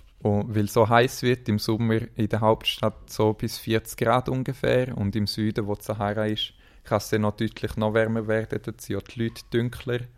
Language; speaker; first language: German; native; German